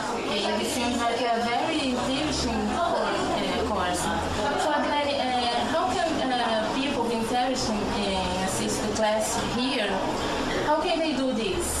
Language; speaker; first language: English; non-native, learner; Portuguese